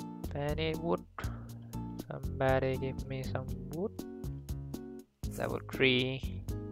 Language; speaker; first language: English; non-native, local second language; Malay